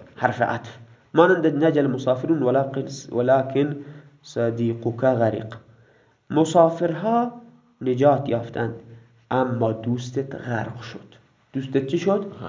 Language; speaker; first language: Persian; non-native, local second language; Baluchi